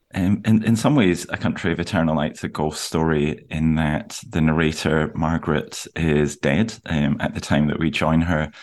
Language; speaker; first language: English; native; English